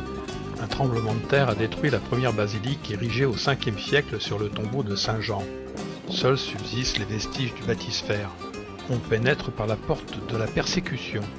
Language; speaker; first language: French; native; French